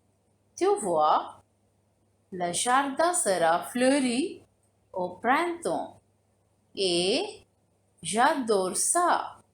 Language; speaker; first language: French; non-native, fluent; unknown